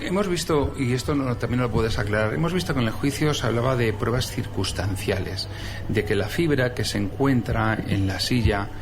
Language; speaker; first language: Spanish; native; Spanish